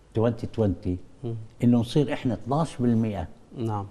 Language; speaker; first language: Arabic; native; Arabic